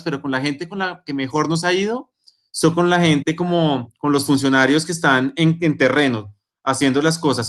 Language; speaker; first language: Spanish; native; Spanish